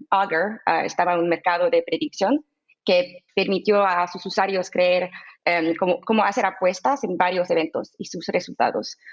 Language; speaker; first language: Spanish; non-native, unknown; English